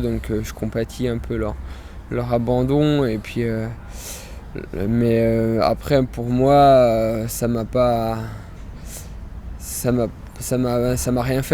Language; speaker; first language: French; native; French